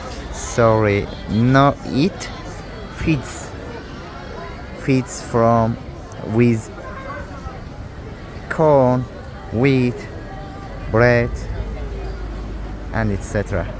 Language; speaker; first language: English; non-native, learner; Azerbaijani